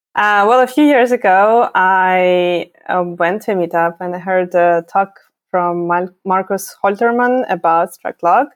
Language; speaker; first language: English; non-native, fluent; Ukrainian